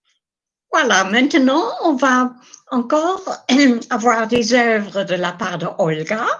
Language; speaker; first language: French; non-native, fluent; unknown